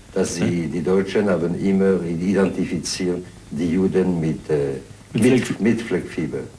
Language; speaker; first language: German; non-native, fluent; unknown